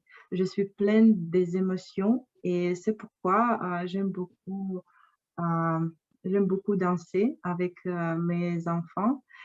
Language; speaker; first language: French; non-native, fluent; Russian